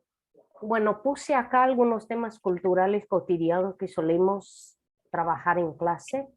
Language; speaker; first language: Spanish; non-native, fluent; Portuguese